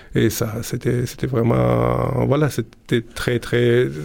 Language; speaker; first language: French; non-native, fluent; Greek